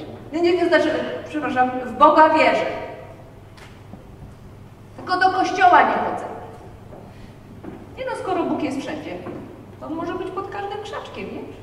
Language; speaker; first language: Polish; native; Polish